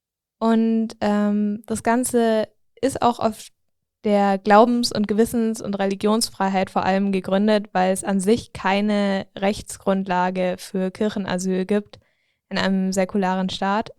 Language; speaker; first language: German; native; German